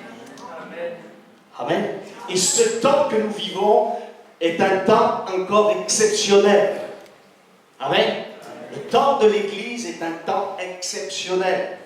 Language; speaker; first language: French; native; French